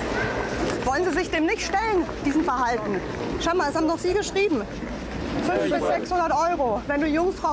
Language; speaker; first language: German; native; German